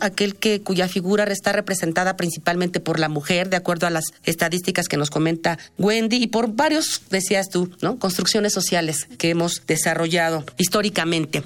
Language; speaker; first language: Spanish; native; Spanish